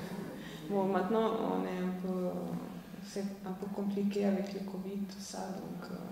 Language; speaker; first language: French; non-native, fluent; Slovenian